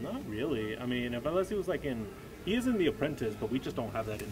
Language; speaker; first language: English; native; English